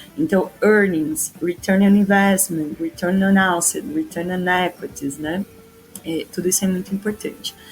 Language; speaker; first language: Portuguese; native; Portuguese